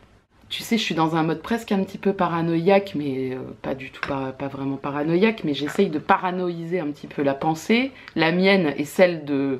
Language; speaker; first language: French; native; French